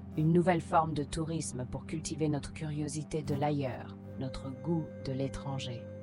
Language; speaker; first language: French; native; French